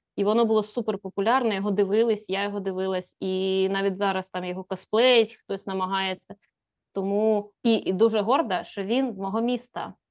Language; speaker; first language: Ukrainian; native; Ukrainian